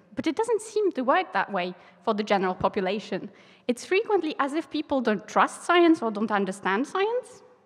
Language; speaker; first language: English; non-native, fluent; Polish